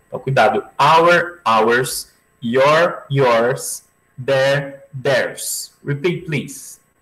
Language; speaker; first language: English; non-native, fluent; Portuguese